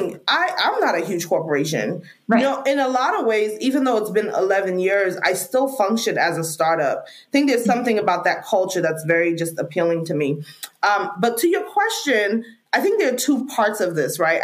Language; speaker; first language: English; non-native, local second language; Krio